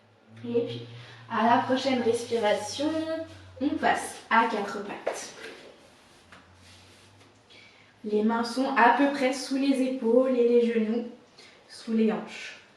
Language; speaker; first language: French; native; French